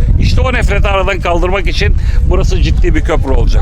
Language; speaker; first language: Turkish; native; Turkish